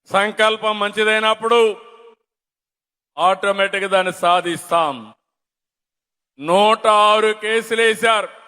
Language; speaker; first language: Telugu; native; Telugu